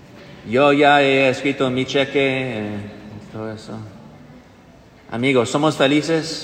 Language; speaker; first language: Spanish; non-native, fluent; English